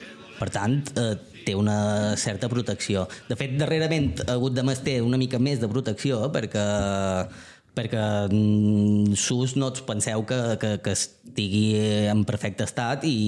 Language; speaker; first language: Catalan; native; Catalan